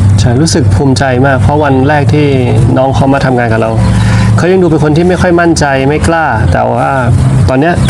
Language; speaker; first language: Thai; native; Thai